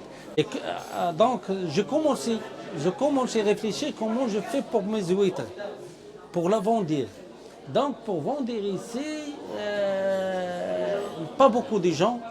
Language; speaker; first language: French; non-native, learner; Arabic